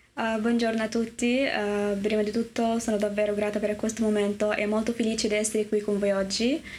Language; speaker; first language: Italian; non-native, learner; Arabic